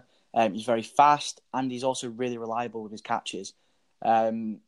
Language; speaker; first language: English; native; English